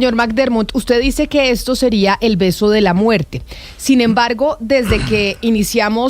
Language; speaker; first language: Spanish; native; Spanish